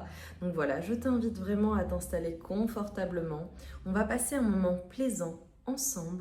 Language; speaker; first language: French; native; French